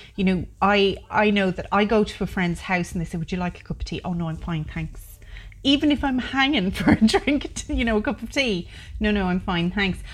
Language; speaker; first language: English; native; English